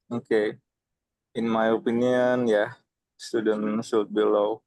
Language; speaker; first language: English; non-native, learner; Indonesian